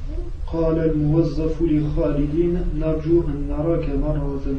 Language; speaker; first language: Arabic; non-native, learner; French